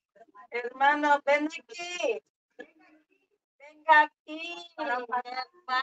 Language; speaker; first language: Spanish; non-native, learner; Filipino